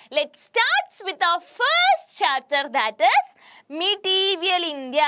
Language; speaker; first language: English; non-native, local second language; Malayalam